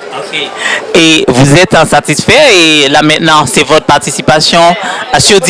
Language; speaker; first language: French; native; French